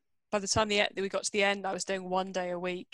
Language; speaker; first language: English; native; English